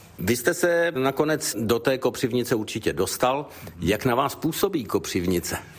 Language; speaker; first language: Czech; native; Czech